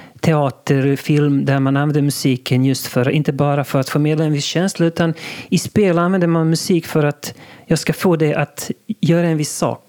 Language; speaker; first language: Swedish; non-native, local second language; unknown